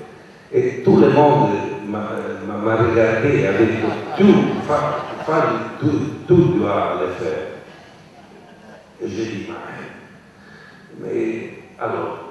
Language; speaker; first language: French; non-native, learner; Italian